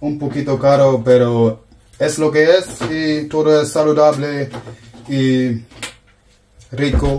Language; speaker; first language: Spanish; non-native, learner; German